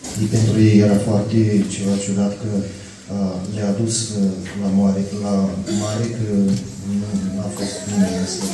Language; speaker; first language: Romanian; non-native, learner; Russian